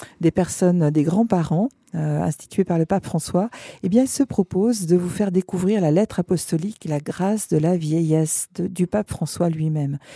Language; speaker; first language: French; native; French